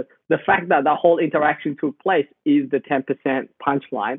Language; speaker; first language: English; native; English